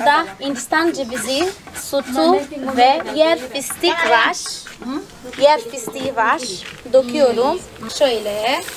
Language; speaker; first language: Turkish; non-native, fluent; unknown